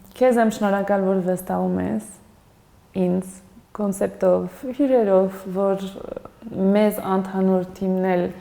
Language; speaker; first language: Armenian; non-native, fluent; Spanish